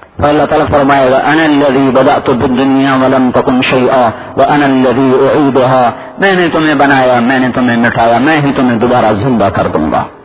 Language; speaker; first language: Urdu; non-native, local second language; Saraiki